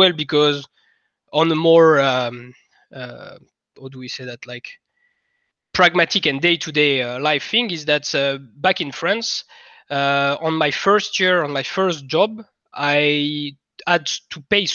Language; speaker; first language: English; non-native, fluent; French